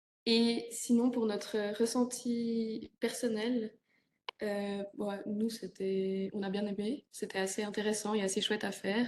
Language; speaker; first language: French; native; French